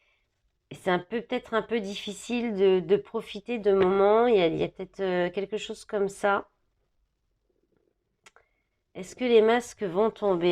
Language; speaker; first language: French; native; French